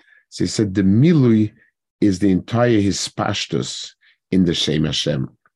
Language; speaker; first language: English; native; English